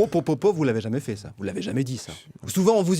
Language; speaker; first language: French; native; French